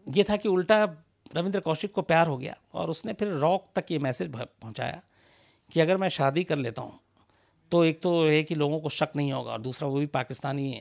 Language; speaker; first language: Hindi; native; Hindi